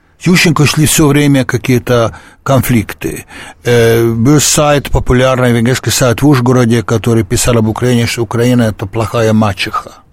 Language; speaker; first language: Russian; non-native, fluent; Hungarian